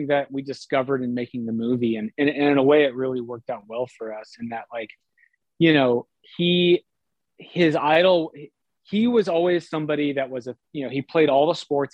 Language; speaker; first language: English; native; English